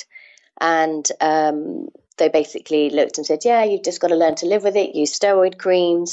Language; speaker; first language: English; native; English